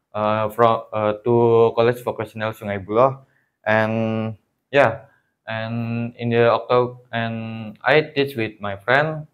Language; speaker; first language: English; non-native, learner; Indonesian